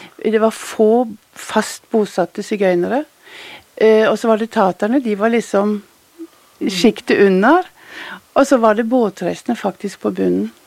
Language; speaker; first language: Norwegian; native; Norwegian